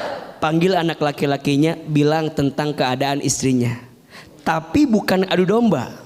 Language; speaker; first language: Indonesian; native; Indonesian